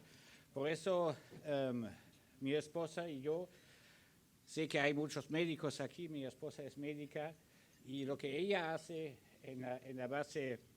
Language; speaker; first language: Spanish; early bilingual, other home language; German